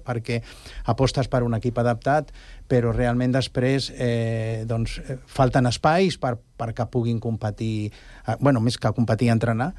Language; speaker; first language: Catalan; native; Catalan